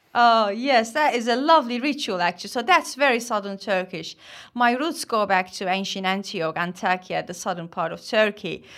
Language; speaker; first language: English; non-native, fluent; Turkish